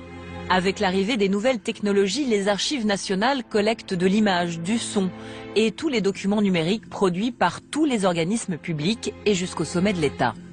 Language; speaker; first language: French; native; French